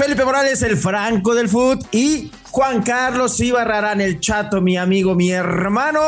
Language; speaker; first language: Spanish; native; Spanish